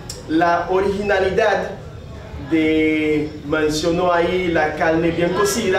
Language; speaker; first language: Spanish; non-native, fluent; Haitian Creole